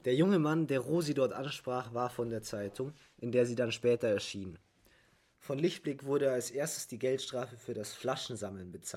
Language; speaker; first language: German; native; German